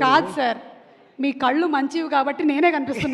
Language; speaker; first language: Telugu; native; Telugu